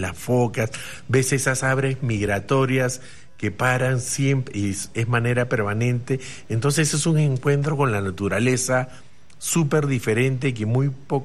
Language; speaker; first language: Spanish; native; Spanish